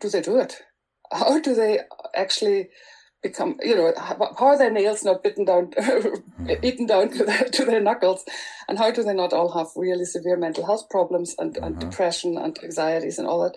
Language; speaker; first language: English; non-native, fluent; German